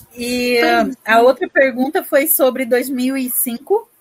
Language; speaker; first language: Portuguese; native; Portuguese